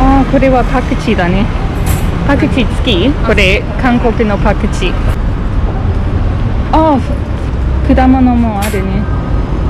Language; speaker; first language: Japanese; non-native, fluent; English